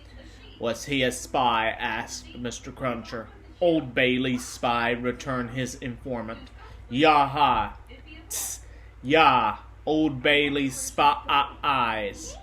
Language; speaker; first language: English; native; English